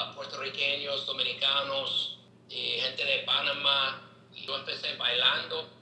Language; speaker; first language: Spanish; non-native, learner; English